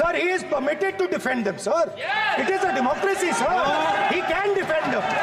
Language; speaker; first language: English; non-native, local second language; Hindi